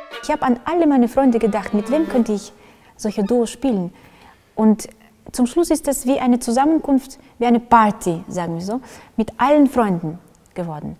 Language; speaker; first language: German; non-native, fluent; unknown